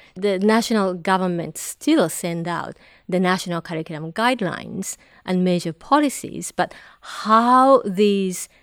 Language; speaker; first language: English; non-native, fluent; Japanese